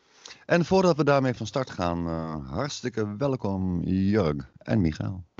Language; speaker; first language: Dutch; native; Dutch